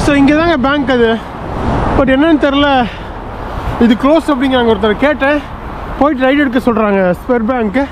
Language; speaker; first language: English; non-native, local second language; Tamil